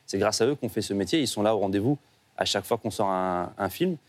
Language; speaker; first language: French; native; French